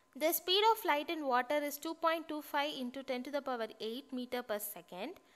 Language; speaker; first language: English; non-native, local second language; Tamil